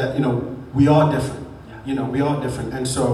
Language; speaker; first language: English; non-native, local second language; Shona